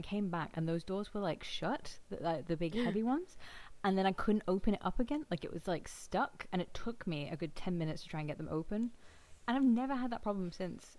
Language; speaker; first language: English; native; English